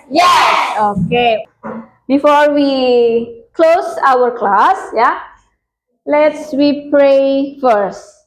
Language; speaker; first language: English; non-native, local second language; Indonesian